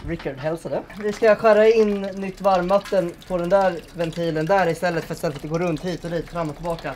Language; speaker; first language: Swedish; native; Swedish